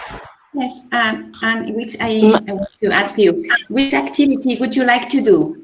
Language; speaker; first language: English; non-native, fluent; Spanish